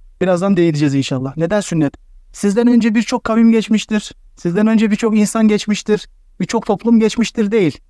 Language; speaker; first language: Turkish; native; Turkish